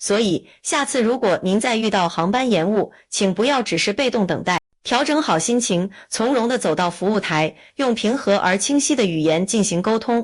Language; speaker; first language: Chinese; native; Chinese